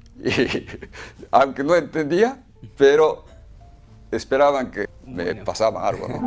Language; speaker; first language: Spanish; non-native, fluent; Japanese